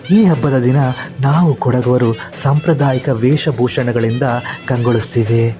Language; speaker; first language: Kannada; non-native, local second language; Kodava